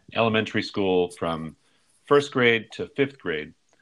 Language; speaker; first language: English; native; English